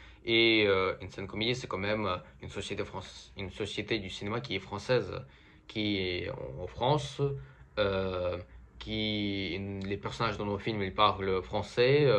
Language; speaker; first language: French; non-native, fluent; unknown